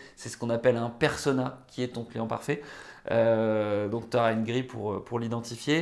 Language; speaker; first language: French; native; French